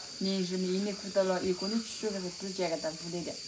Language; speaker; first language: Chinese; native; Chinese